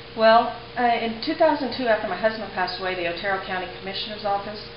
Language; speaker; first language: English; native; English